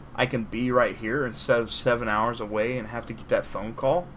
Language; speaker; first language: English; native; English